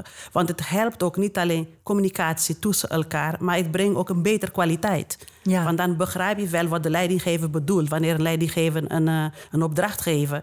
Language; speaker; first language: Dutch; non-native, fluent; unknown